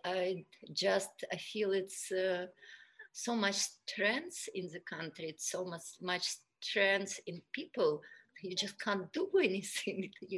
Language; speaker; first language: English; non-native, fluent; Russian